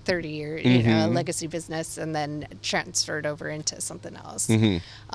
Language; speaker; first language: English; native; English